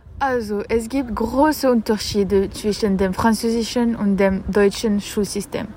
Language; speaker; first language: German; non-native, fluent; French